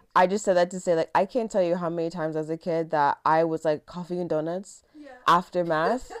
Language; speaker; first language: English; early bilingual, other home language; Yoruba